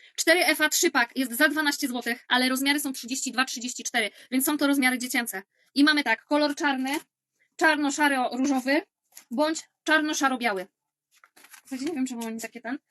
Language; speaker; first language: Polish; native; Polish